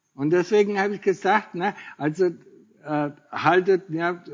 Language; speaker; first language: German; native; German